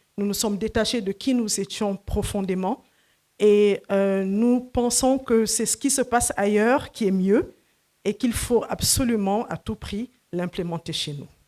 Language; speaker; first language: French; non-native, local second language; Fula